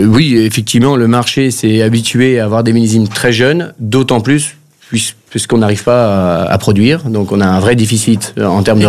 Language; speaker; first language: French; native; French